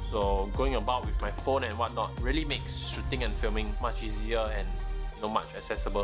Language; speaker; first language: English; native; English